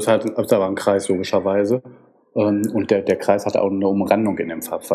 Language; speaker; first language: German; native; German